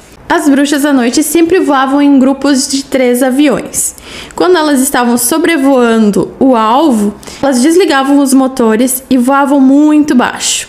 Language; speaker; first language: Portuguese; native; Portuguese